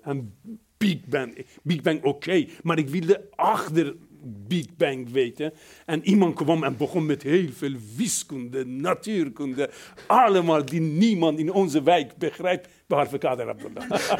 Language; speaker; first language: Dutch; non-native, fluent; Persian